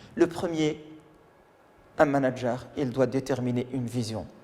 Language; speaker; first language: French; non-native, local second language; Arabic